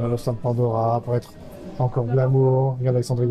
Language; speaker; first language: French; native; French